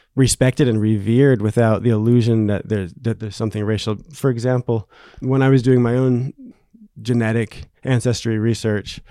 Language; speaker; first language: English; native; English